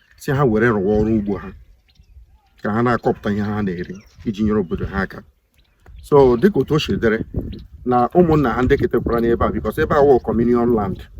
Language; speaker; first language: Igbo; native; Igbo